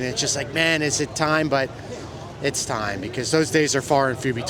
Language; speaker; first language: English; native; English